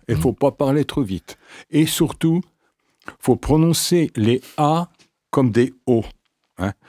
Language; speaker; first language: French; native; French